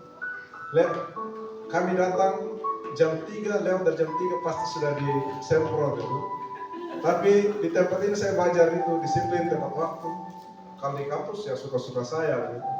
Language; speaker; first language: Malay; non-native, local second language; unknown